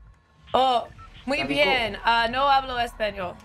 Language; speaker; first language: Spanish; non-native, learner; English